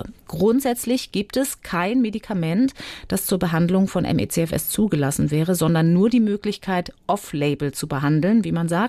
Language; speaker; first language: German; native; German